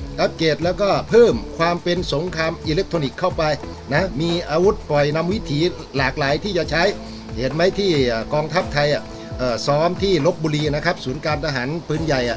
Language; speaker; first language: Thai; native; Thai